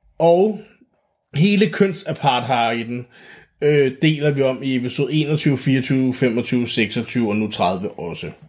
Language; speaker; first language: Danish; native; Danish